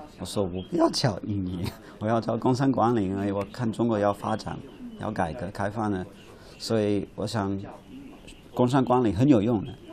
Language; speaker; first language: Chinese; non-native, fluent; English